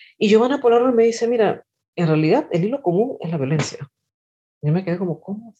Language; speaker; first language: Spanish; native; Spanish